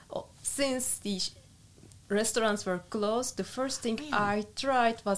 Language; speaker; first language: English; non-native, fluent; Turkish